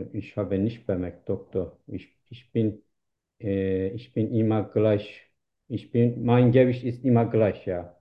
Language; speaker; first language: German; non-native, learner; Turkish